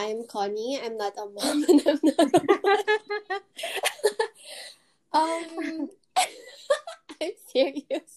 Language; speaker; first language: English; non-native, local second language; Filipino